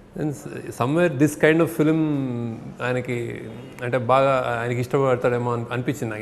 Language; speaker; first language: Telugu; native; Telugu